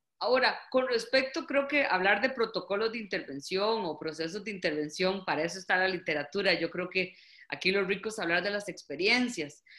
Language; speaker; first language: Spanish; native; Spanish